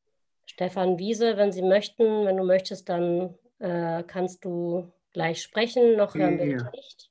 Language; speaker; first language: German; native; German